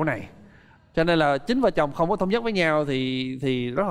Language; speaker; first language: Vietnamese; non-native, fluent; English